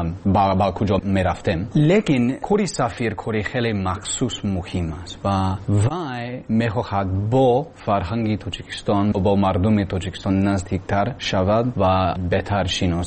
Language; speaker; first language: Persian; non-native, learner; English